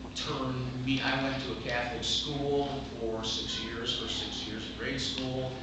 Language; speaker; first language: English; native; English